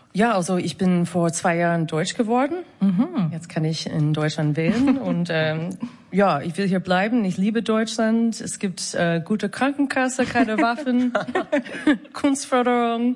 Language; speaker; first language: German; non-native, fluent; English